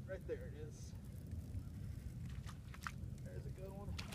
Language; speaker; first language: English; native; English